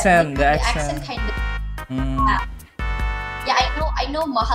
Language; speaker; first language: English; non-native, learner; Indonesian